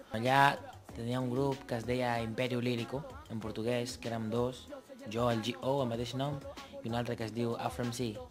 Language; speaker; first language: Catalan; non-native, fluent; Portuguese